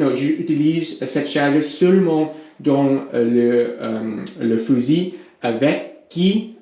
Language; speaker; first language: French; non-native, learner; English